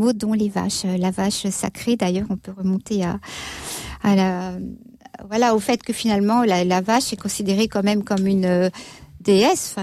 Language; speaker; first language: French; native; French